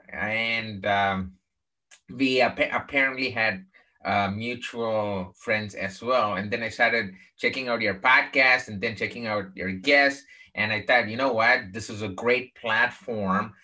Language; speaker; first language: English; non-native, local second language; Tamil